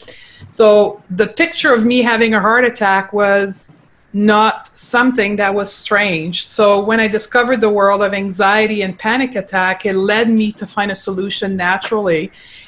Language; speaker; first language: English; non-native, fluent; French